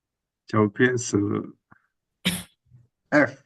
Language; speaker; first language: Chinese; non-native, learner; Indonesian